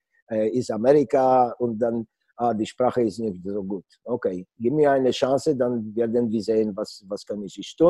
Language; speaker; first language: German; non-native, learner; Polish